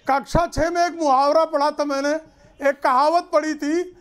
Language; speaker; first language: Hindi; native; Hindi